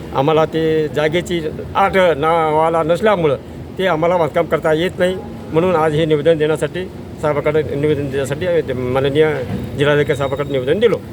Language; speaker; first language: Marathi; non-native, local second language; Lambadi